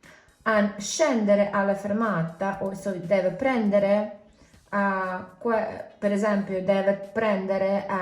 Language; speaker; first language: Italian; non-native, fluent; English